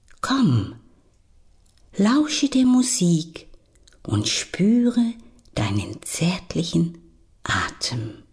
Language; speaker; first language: German; native; German